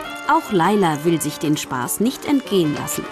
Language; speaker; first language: German; native; German